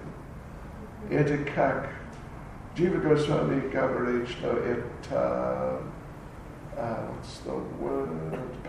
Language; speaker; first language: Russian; non-native, learner; English